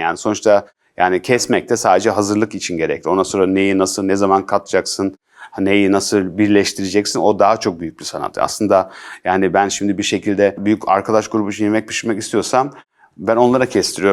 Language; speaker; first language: Turkish; early bilingual, heritage; Turkish